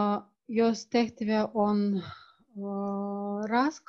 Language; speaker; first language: Finnish; non-native, learner; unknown